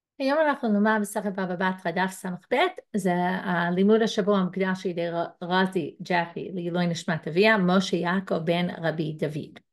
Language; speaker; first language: Hebrew; non-native, fluent; English